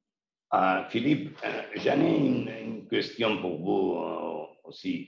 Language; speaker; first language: French; non-native, learner; Spanish